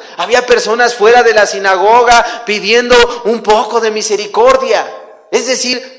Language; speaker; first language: Spanish; native; Spanish